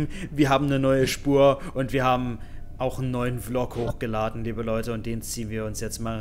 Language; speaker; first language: German; native; German